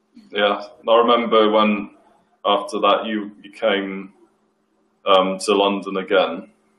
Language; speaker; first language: English; native; English